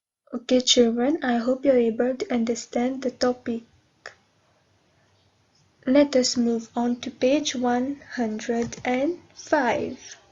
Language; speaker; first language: English; non-native, local second language; Morisyen